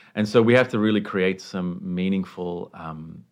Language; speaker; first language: English; non-native, local second language; Sinhala